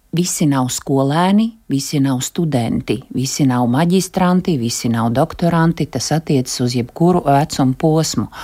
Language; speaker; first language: Latvian; native; Latvian